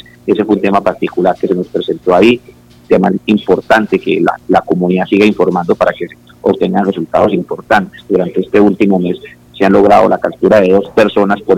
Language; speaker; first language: Spanish; native; Spanish